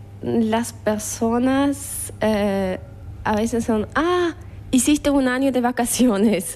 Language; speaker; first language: Spanish; non-native, fluent; German